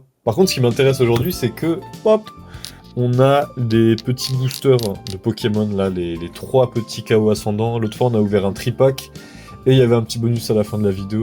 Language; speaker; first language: French; native; French